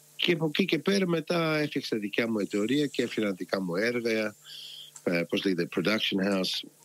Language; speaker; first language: Greek; early bilingual, heritage; Greek